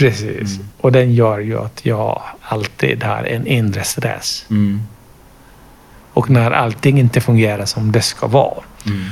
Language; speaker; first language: Swedish; non-native, fluent; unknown